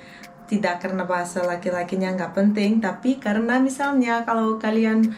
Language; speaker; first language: Indonesian; non-native, fluent; Russian